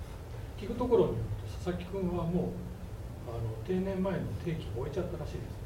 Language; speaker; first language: Japanese; native; Japanese